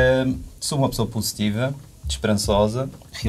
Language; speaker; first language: Portuguese; native; Portuguese